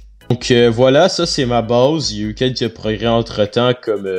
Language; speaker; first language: French; native; French